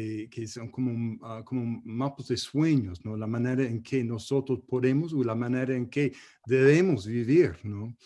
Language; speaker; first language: Spanish; non-native, fluent; English